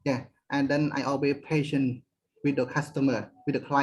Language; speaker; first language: English; non-native, learner; Khmer